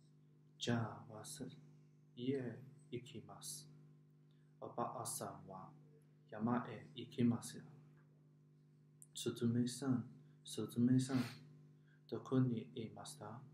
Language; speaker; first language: Japanese; non-native, learner; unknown